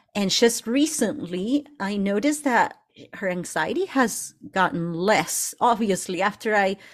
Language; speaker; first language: English; early bilingual, other home language; Spanish